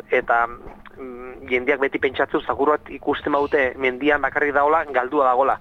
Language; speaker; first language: Basque; native; Basque